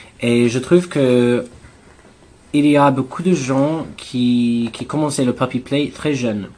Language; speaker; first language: French; non-native, learner; English